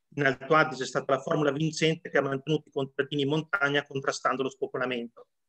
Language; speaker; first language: Italian; native; Italian